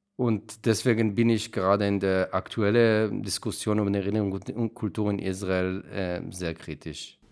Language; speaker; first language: German; non-native, fluent; Hebrew